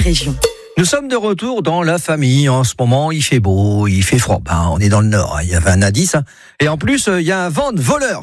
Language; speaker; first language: French; native; French